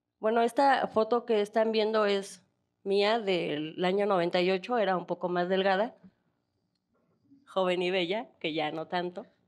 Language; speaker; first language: Spanish; native; Spanish